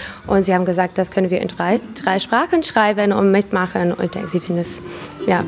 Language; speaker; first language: German; non-native, fluent; English